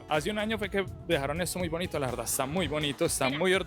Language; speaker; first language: Spanish; native; Spanish